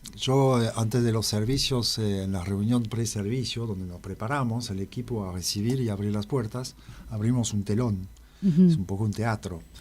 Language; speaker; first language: Spanish; non-native, fluent; French